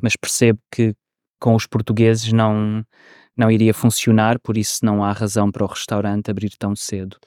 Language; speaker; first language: Portuguese; native; Portuguese